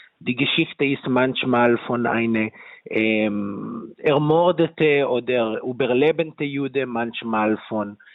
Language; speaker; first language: German; non-native, fluent; Hebrew